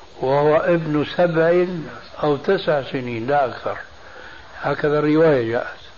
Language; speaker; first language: Arabic; early bilingual, other home language; Albanian